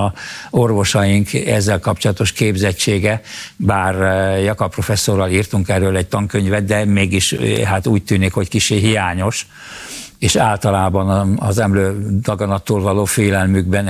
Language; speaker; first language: Hungarian; native; Hungarian